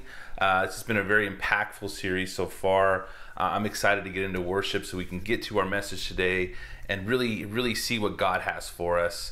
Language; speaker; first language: English; native; English